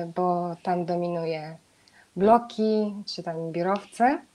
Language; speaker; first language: Polish; non-native, fluent; Japanese